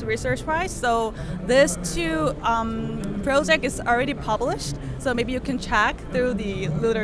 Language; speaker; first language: English; non-native, learner; Korean